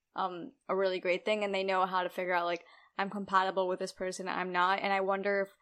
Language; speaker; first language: English; early bilingual, other home language; Urdu